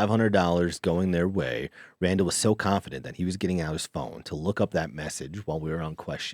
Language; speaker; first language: English; native; English